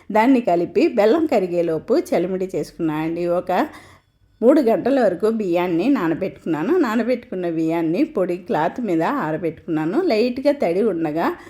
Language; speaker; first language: Telugu; non-native, local second language; Tamil